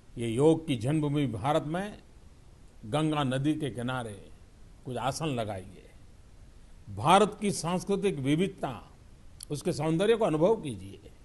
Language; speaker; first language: Hindi; non-native, local second language; Gujarati